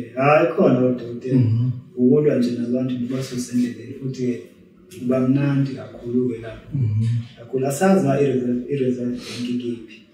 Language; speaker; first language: Zulu; non-native, local second language; Xhosa